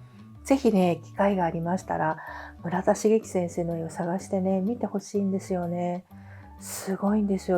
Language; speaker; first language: Japanese; native; Japanese